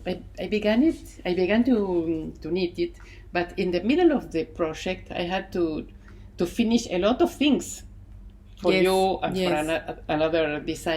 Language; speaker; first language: English; non-native, learner; Spanish